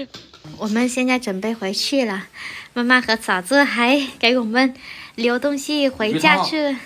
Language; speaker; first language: Chinese; non-native, fluent; Vietnamese